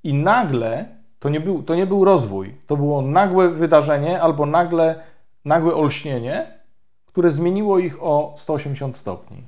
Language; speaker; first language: Polish; native; Polish